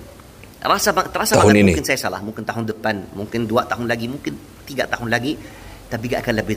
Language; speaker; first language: Indonesian; non-native, fluent; Arabic